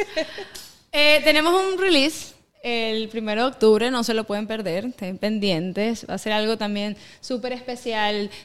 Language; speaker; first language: Spanish; native; Spanish